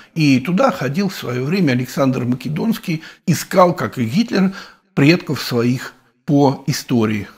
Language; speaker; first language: Russian; native; Russian